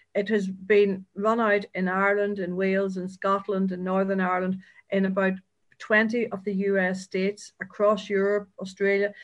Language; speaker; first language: English; native; English